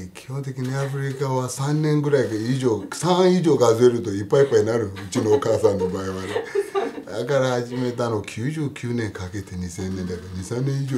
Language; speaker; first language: Japanese; non-native, fluent; Yoruba